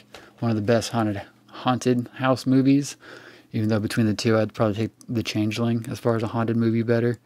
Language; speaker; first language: English; native; English